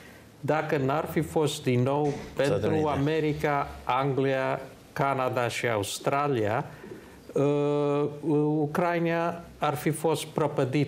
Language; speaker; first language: Romanian; early bilingual, heritage; Romanian